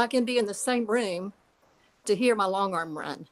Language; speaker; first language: English; native; English